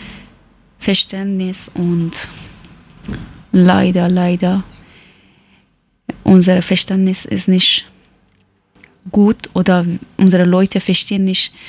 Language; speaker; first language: German; non-native, learner; Persian